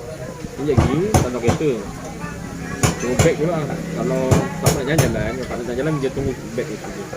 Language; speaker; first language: Malay; native; Malay